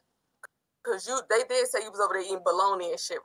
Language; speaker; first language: English; native; English